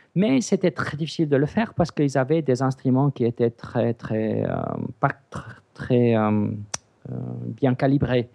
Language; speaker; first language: French; non-native, fluent; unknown